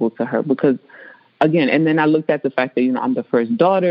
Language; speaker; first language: English; early bilingual, other home language; Spanish